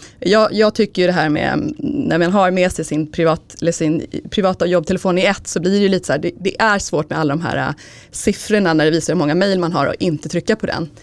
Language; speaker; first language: Swedish; native; Swedish